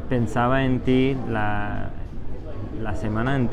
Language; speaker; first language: Spanish; non-native, fluent; English